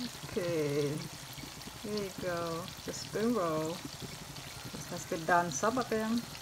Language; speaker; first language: English; non-native, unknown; Vietnamese